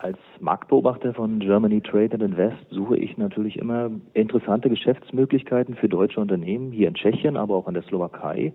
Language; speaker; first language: German; native; German